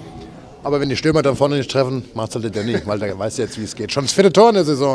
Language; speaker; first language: German; native; German